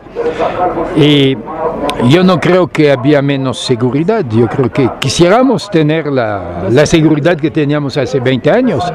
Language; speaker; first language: Spanish; non-native, fluent; French